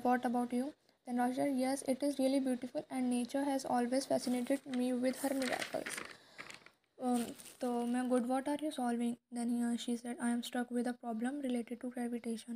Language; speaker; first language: English; non-native, local second language; Hindi